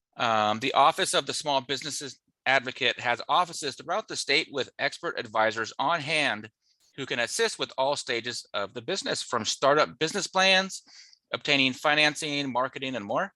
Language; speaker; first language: English; native; English